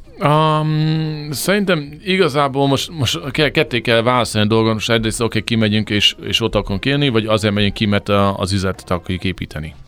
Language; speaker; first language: Hungarian; early bilingual, heritage; English